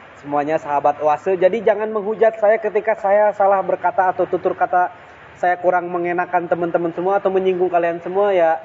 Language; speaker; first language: Indonesian; non-native, local second language; Sundanese